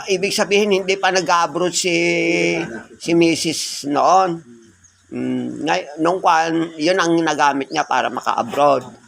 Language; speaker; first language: Filipino; native; Filipino